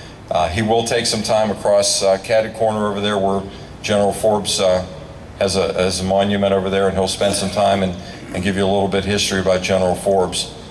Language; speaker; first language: English; native; English